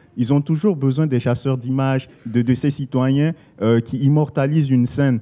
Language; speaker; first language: French; non-native, local second language; Sango